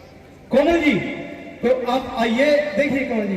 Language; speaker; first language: Hindi; native; Hindi